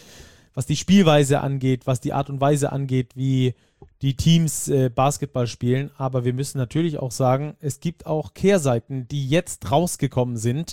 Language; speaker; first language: German; native; German